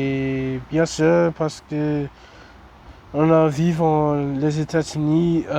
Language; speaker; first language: French; non-native, learner; English